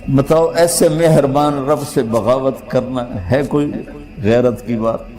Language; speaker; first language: Urdu; non-native, local second language; Punjabi